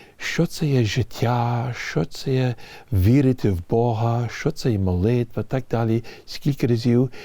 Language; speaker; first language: Ukrainian; early bilingual, heritage; English